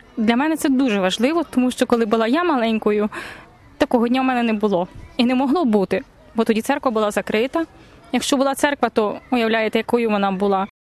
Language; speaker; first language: Ukrainian; native; Ukrainian